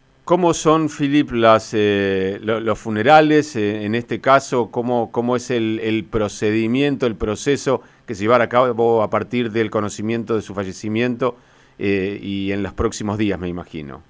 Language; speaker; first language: Spanish; native; Spanish